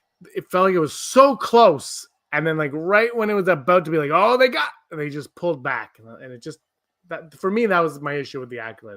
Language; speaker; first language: English; native; English